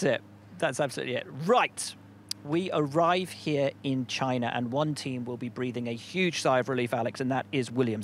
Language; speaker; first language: English; native; English